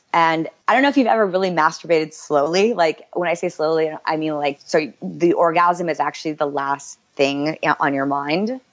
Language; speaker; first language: English; native; English